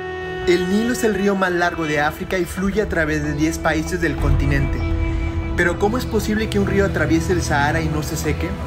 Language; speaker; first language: Spanish; native; Spanish